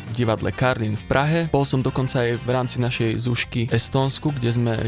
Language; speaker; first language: Slovak; native; Slovak